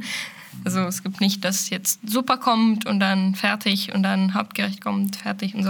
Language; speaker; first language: German; non-native, fluent; Arabic